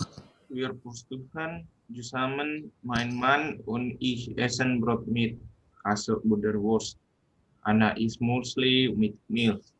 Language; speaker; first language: German; non-native, learner; Indonesian